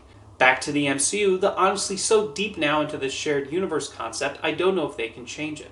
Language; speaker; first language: English; native; English